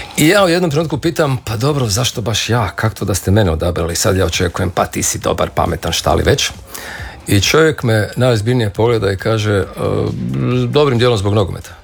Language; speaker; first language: Serbian; native; Serbian